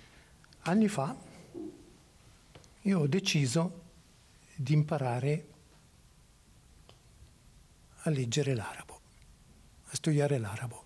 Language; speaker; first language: Italian; native; Italian